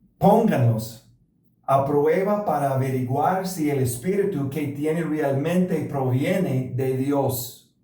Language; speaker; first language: Spanish; non-native, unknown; English